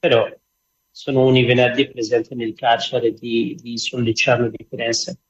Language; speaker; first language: Italian; non-native, fluent; Arabic